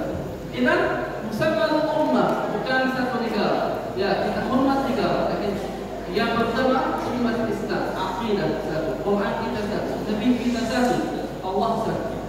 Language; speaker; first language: Indonesian; non-native, learner; Arabic